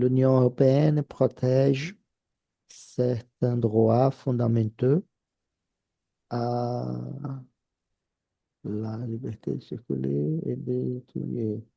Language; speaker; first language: French; non-native, fluent; Portuguese